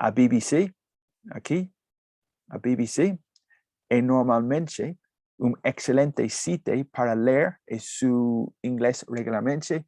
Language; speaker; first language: Portuguese; non-native, learner; English